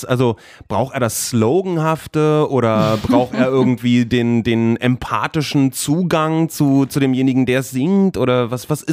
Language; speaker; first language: German; native; German